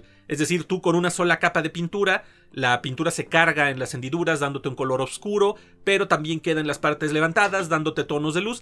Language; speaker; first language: Spanish; native; Spanish